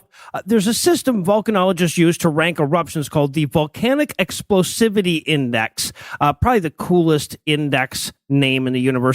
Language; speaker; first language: English; native; English